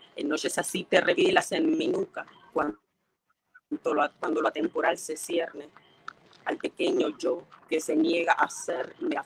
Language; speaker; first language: Spanish; native; Spanish